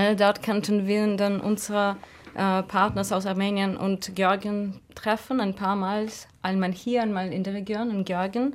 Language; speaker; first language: German; non-native, fluent; Russian